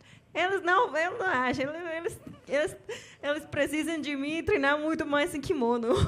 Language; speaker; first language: Portuguese; non-native, fluent; Spanish